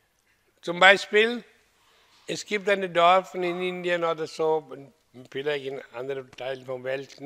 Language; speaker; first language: German; non-native, learner; Hindi